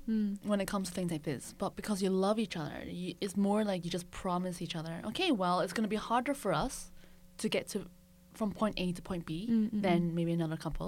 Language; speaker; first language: English; native; English